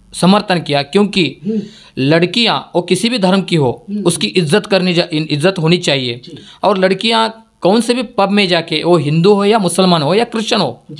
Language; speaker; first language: Hindi; non-native, local second language; Marathi